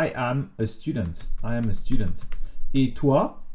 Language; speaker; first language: English; non-native, fluent; French